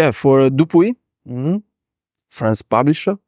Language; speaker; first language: English; non-native, learner; Italian